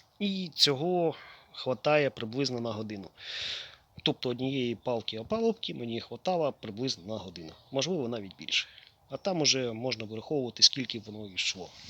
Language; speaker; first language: Ukrainian; native; Ukrainian